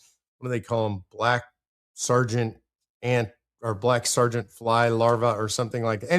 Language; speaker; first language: English; native; English